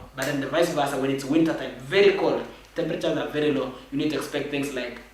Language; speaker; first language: English; non-native, local second language; Kalenjin